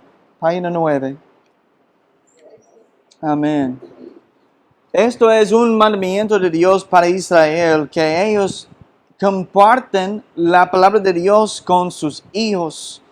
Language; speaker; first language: Spanish; non-native, fluent; English